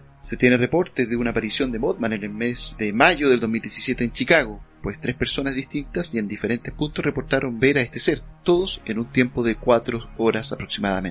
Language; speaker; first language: Spanish; native; Spanish